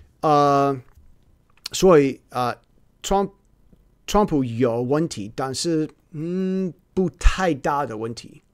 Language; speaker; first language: Chinese; non-native, learner; English